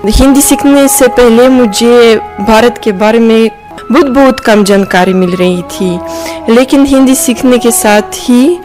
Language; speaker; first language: Hindi; non-native, fluent; Russian